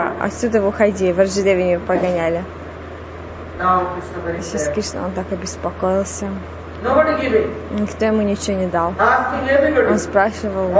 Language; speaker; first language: Russian; non-native, fluent; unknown